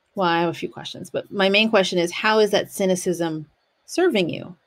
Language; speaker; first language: English; native; English